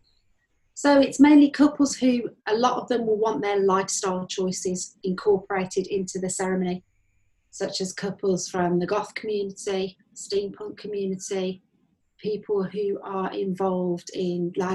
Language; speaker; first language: English; native; English